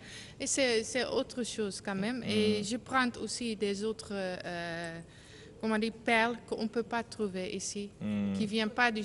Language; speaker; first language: French; non-native, learner; Dutch